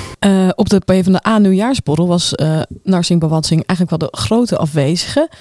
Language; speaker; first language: Dutch; native; Dutch